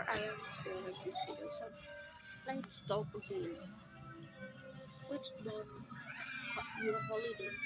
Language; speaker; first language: English; non-native, learner; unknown